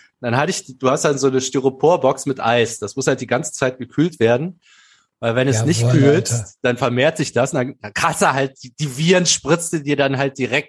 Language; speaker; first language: German; native; German